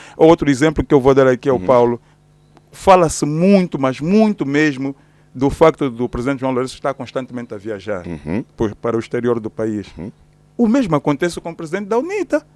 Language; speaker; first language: Portuguese; native; Portuguese